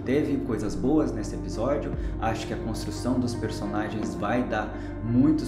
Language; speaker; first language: Portuguese; native; Portuguese